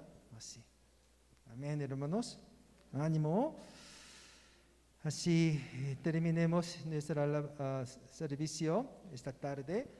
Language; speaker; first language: Spanish; non-native, learner; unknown